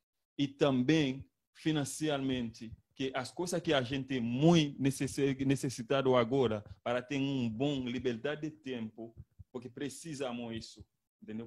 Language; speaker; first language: Portuguese; non-native, learner; Haitian Creole